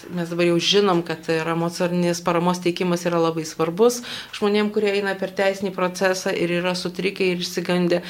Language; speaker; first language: Lithuanian; native; Lithuanian